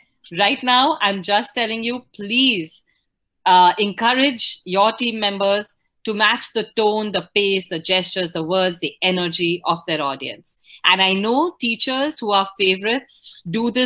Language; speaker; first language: English; non-native, local second language; Hindi